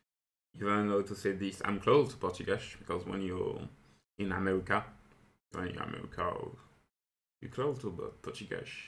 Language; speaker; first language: English; non-native, fluent; French